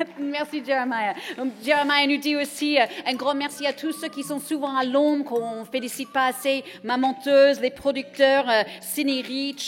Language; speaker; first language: French; native; French